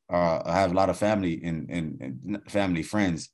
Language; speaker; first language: English; native; English